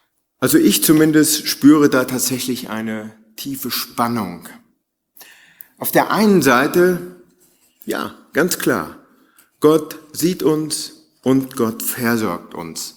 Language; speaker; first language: German; native; German